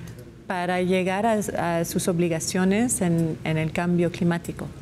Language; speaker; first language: Spanish; non-native, fluent; English